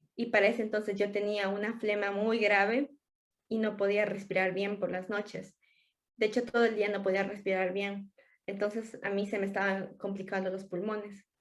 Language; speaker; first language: Spanish; native; Spanish